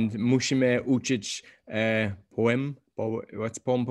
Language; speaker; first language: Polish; non-native, learner; English